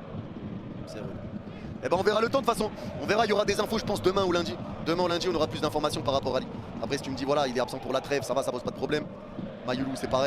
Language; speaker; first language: French; native; French